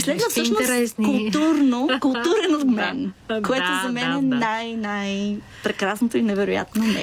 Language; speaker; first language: Bulgarian; native; Bulgarian